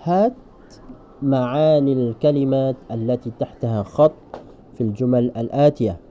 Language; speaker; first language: Arabic; non-native, fluent; Malay